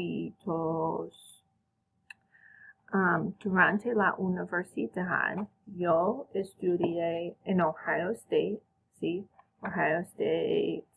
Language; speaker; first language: Spanish; non-native, fluent; English